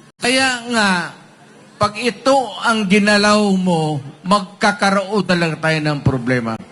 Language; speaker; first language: Filipino; non-native, local second language; Cebuano